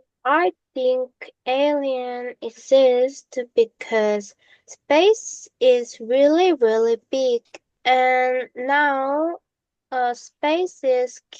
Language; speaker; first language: English; non-native, learner; Korean